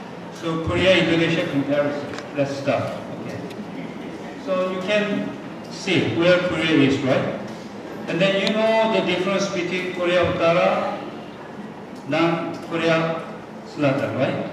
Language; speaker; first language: English; non-native, fluent; Korean